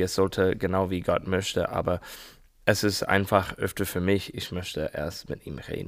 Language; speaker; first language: German; non-native, learner; English